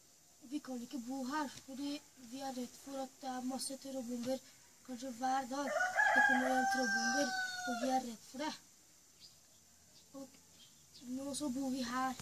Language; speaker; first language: Swedish; early bilingual, other home language; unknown